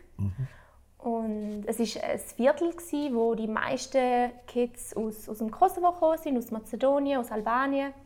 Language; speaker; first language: German; early bilingual, other home language; Albanian